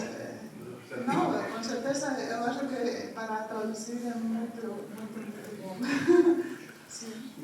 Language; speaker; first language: Portuguese; non-native, fluent; Spanish